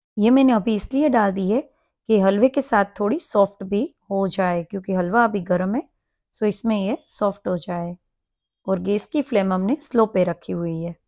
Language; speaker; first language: Hindi; non-native, local second language; Gujarati